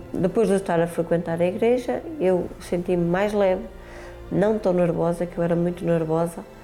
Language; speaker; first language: Portuguese; early bilingual, other home language; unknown